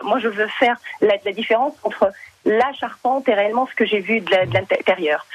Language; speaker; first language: French; non-native, fluent; Arabic